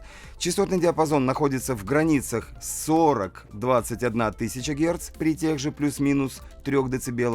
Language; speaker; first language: Russian; native; Russian